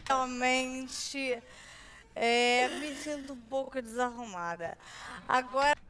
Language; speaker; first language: Portuguese; native; Portuguese